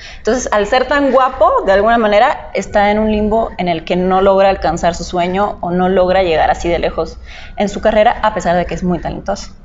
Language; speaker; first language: Spanish; native; Spanish